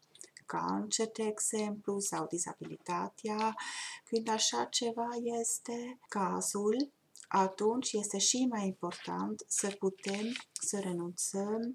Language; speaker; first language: Romanian; non-native, fluent; German